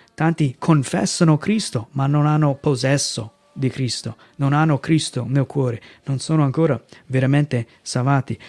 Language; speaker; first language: Italian; non-native, fluent; English